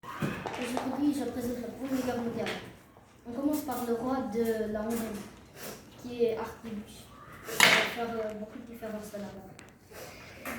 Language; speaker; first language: French; non-native, learner; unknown